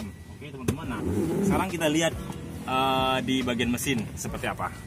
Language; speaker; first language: Indonesian; native; Indonesian